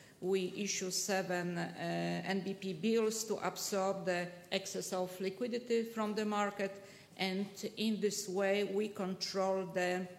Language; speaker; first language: English; non-native, fluent; Polish